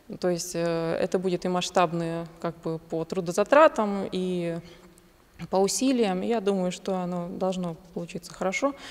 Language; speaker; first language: Russian; native; Russian